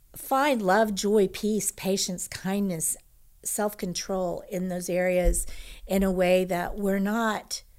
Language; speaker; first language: English; native; English